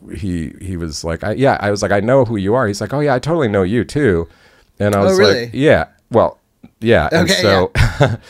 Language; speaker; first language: English; native; English